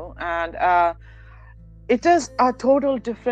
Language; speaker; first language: English; non-native, local second language; Hindi